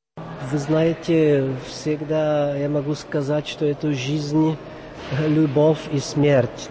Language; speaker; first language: Russian; non-native, fluent; Czech